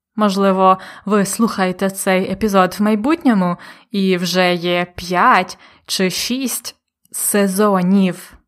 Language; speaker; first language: Ukrainian; native; Ukrainian